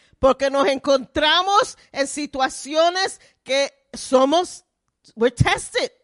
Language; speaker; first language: Spanish; early bilingual, heritage; Spanish